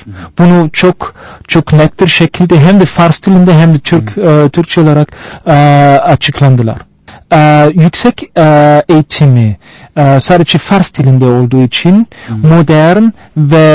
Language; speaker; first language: Turkish; non-native, fluent; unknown